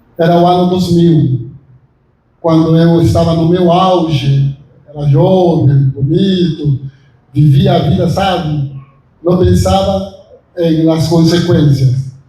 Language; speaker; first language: Portuguese; non-native, fluent; Spanish